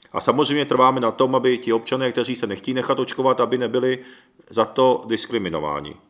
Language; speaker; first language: Czech; early bilingual, other home language; Japanese